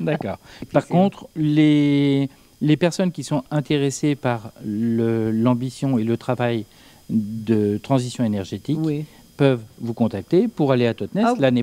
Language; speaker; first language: French; native; French